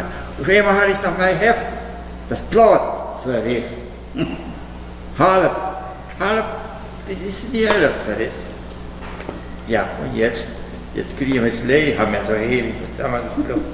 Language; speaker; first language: German; early bilingual, heritage; German